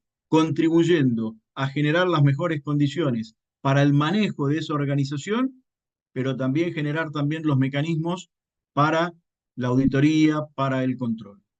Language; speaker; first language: Spanish; native; Spanish